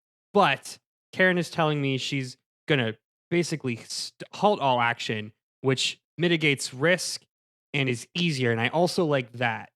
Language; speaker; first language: English; native; English